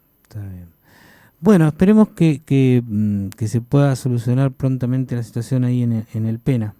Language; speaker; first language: Spanish; native; Spanish